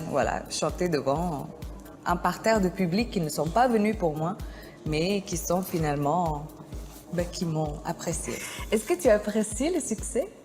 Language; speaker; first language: French; non-native, fluent; Indonesian